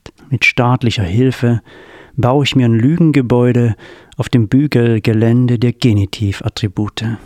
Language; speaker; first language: German; native; German